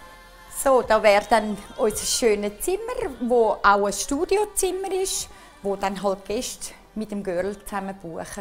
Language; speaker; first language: German; native; German